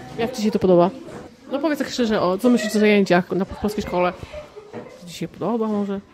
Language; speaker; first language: Polish; native; Polish